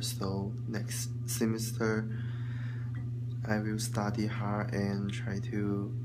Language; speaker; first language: English; non-native, learner; Chinese